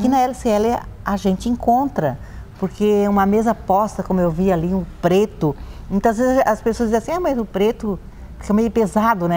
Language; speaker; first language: Portuguese; native; Portuguese